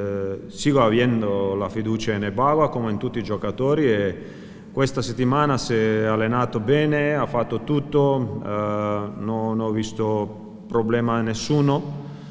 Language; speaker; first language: Italian; non-native, fluent; Croatian